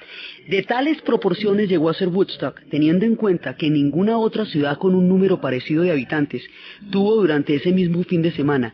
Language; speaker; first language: Spanish; native; Spanish